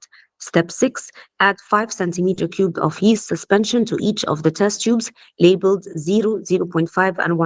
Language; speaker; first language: English; non-native, fluent; Arabic